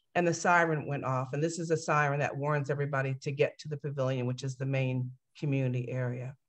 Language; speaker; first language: English; native; English